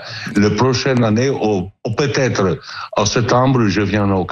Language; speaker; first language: French; non-native, learner; Italian